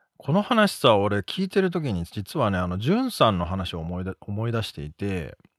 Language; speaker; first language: Japanese; native; Japanese